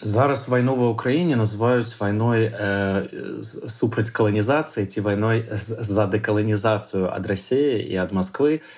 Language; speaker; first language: Belarusian; native; Belarusian